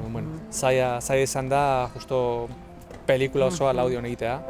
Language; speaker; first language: Basque; non-native, local second language; Spanish